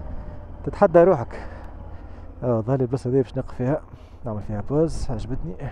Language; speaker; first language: Arabic; native; Arabic